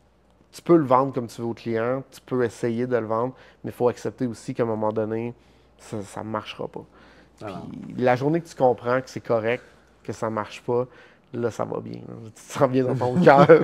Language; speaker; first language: French; native; French